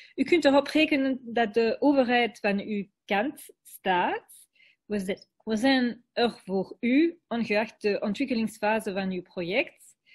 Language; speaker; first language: Dutch; non-native, local second language; French